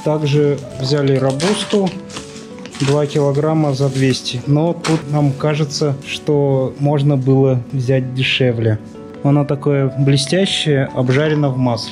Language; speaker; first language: Russian; native; Russian